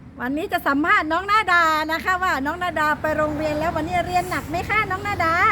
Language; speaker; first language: Thai; native; Thai